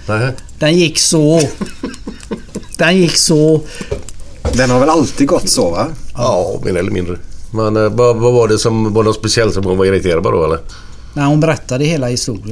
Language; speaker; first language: Swedish; native; Swedish